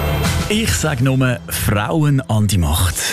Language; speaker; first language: German; native; German